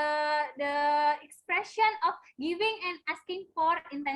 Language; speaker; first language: English; non-native, learner; Indonesian